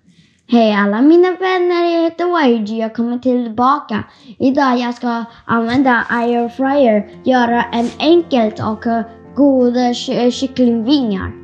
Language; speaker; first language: Swedish; non-native, learner; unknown